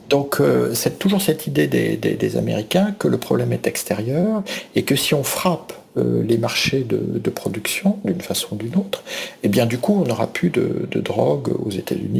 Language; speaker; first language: French; native; French